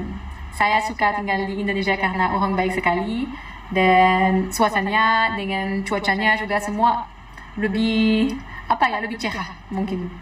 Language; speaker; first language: Indonesian; non-native, fluent; French